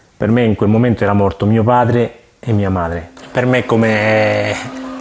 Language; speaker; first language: Italian; early bilingual, other home language; Spanish